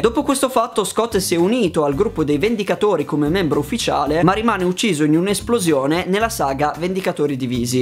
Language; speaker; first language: Italian; native; Italian